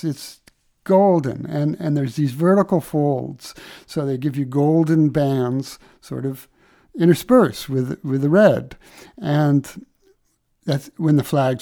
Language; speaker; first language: English; native; English